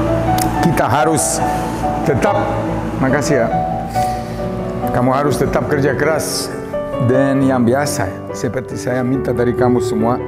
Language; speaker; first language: Indonesian; non-native, fluent; Serbian